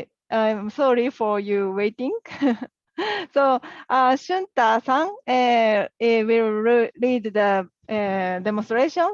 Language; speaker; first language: English; non-native, learner; Japanese